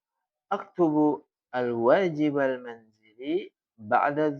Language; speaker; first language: Arabic; non-native, fluent; Indonesian